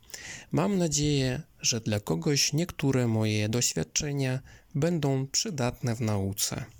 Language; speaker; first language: Polish; non-native, fluent; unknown